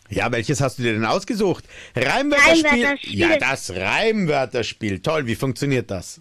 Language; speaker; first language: German; native; German